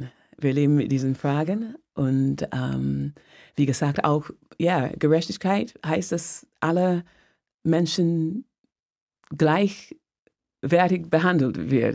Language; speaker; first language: German; non-native, fluent; English